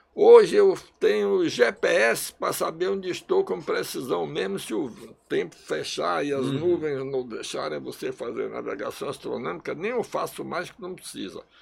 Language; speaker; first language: Portuguese; early bilingual, other home language; Russian